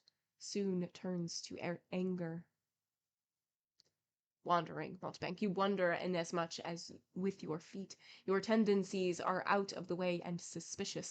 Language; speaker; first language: English; native; English